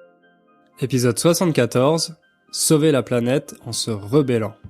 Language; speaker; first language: French; native; French